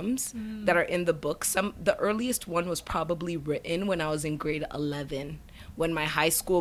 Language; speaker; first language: English; native; English